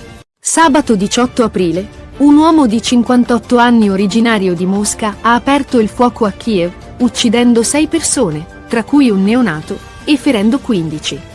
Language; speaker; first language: Italian; native; Italian